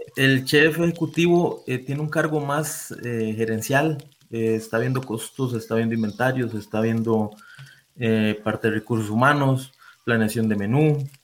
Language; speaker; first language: Spanish; native; Spanish